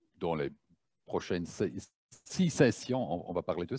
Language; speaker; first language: French; non-native, fluent; German